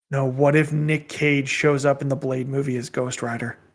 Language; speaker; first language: English; native; English